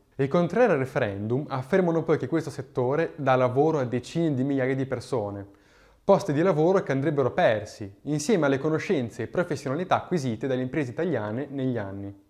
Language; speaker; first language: Italian; native; Italian